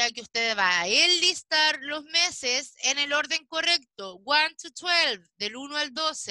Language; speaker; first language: Spanish; native; Spanish